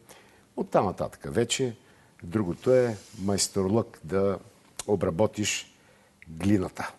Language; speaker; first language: Bulgarian; native; Bulgarian